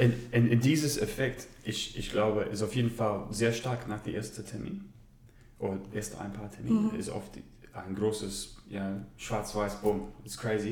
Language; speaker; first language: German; non-native, learner; English